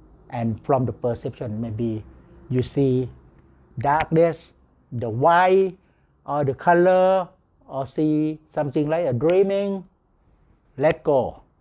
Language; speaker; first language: English; non-native, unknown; Thai